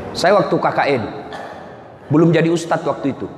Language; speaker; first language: Indonesian; native; Indonesian